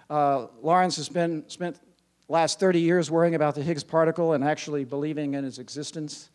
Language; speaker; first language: English; native; English